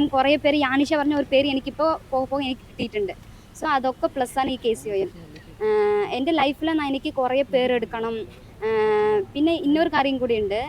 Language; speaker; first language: Malayalam; non-native, local second language; Tamil